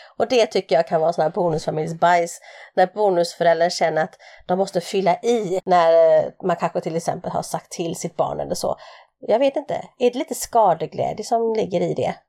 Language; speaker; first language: Swedish; early bilingual, other home language; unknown